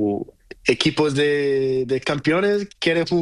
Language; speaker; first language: Spanish; non-native, learner; Portuguese